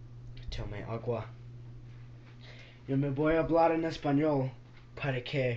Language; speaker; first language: Spanish; non-native, learner; English